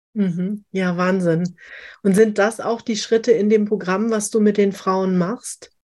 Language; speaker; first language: German; native; German